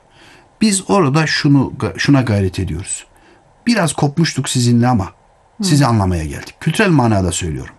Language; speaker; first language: Turkish; native; Turkish